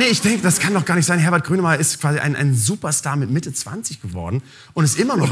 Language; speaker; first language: German; native; German